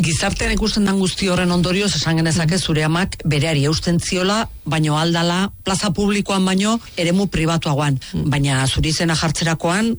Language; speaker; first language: Basque; native; Basque